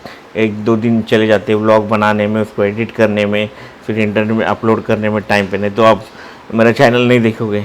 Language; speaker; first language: Hindi; non-native, local second language; Marathi